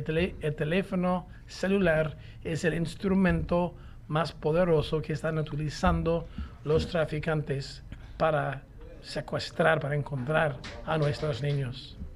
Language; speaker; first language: Spanish; non-native, fluent; English